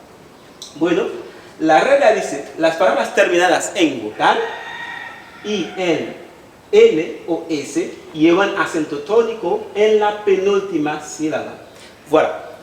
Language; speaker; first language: Spanish; non-native, fluent; Haitian Creole